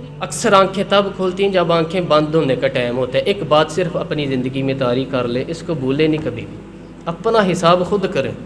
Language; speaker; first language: Urdu; non-native, local second language; Punjabi